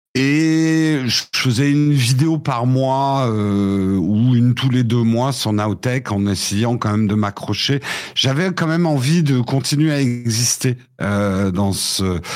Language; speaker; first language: French; early bilingual, other home language; English